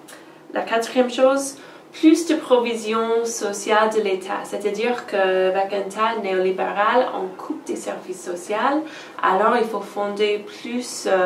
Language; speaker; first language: French; non-native, fluent; English